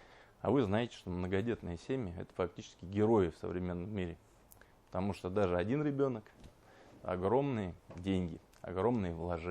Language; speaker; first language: Russian; native; Russian